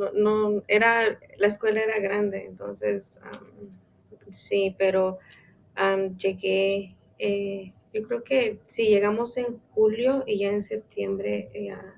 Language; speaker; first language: Spanish; non-native, local second language; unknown